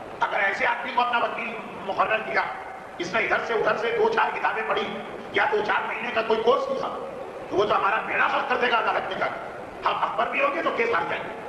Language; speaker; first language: Urdu; native; Urdu